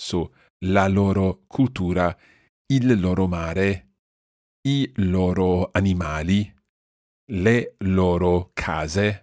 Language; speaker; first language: Italian; non-native, fluent; English